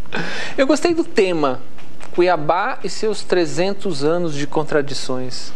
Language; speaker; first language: Portuguese; native; Portuguese